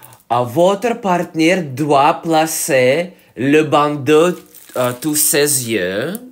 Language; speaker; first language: French; non-native, learner; English